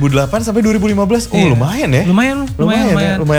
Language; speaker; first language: Indonesian; native; Indonesian